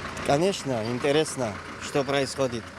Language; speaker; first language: Russian; non-native, local second language; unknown